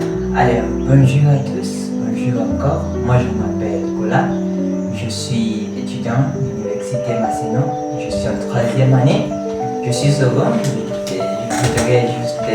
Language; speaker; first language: French; non-native, learner; Kamba